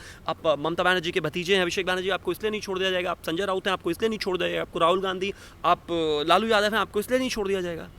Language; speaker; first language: Hindi; native; Hindi